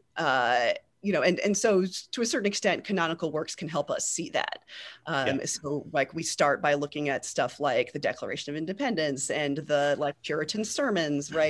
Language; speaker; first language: English; native; English